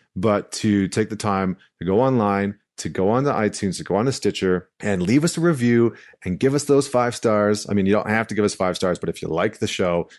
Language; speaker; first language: English; native; English